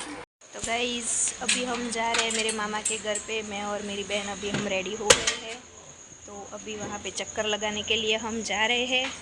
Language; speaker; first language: Hindi; non-native, local second language; Gujarati